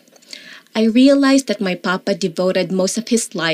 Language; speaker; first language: English; non-native, local second language; Filipino